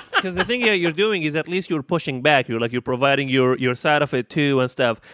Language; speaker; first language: English; non-native, fluent; Arabic